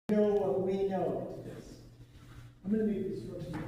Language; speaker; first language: English; native; English